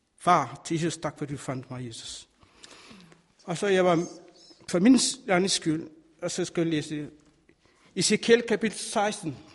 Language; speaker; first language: Danish; non-native, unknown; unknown